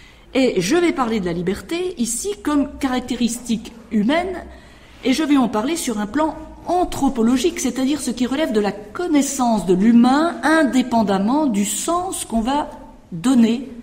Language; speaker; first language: French; native; French